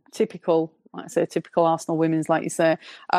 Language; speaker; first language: English; native; English